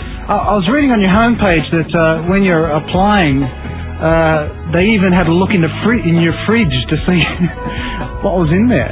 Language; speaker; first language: English; native; English